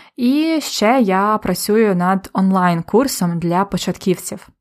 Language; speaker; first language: Ukrainian; native; Ukrainian